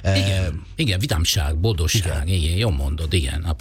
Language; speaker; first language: Hungarian; non-native, fluent; Italian